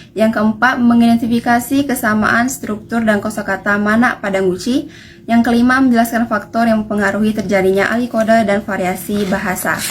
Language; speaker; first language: Indonesian; non-native, local second language; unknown